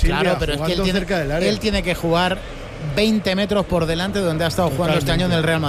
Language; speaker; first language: Spanish; native; Spanish